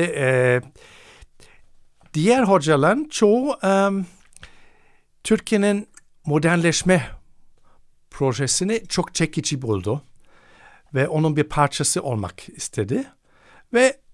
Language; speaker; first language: Turkish; non-native, fluent; German